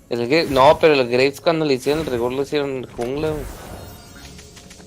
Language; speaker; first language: Spanish; native; Spanish